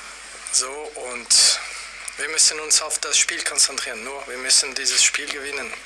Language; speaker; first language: German; non-native, fluent; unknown